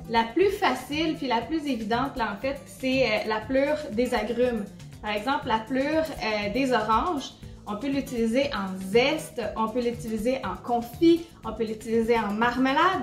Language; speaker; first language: French; native; French